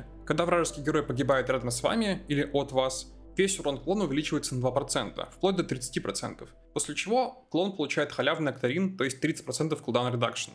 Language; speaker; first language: Russian; native; Russian